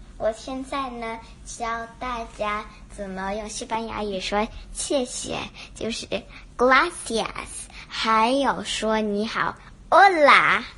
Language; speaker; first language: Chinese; early bilingual, heritage; Chinese